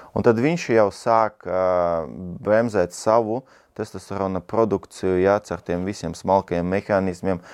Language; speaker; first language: Latvian; non-native, local second language; Russian